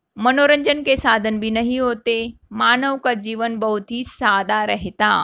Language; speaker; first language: Hindi; non-native, local second language; Marathi